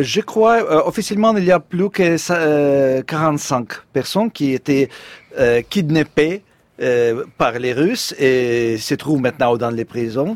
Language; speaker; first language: French; non-native, fluent; Russian